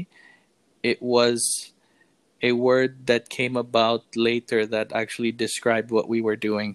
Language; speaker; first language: English; non-native, local second language; Filipino